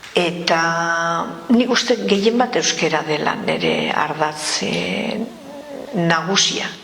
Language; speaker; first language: Basque; native; Basque